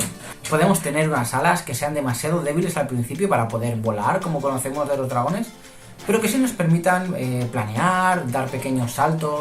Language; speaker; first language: Spanish; native; Spanish